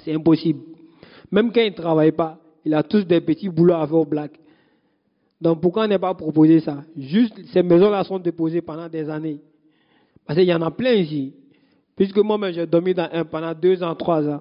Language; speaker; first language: French; non-native, fluent; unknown